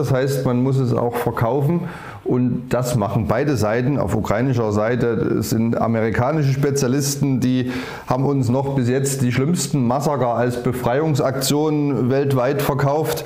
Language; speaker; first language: German; native; German